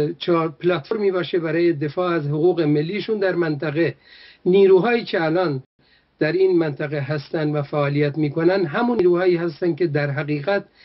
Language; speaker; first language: Persian; non-native, local second language; Kurdish